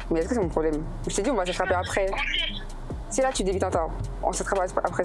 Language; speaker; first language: French; native; French